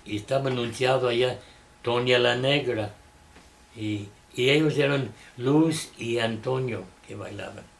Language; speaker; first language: Spanish; non-native, fluent; English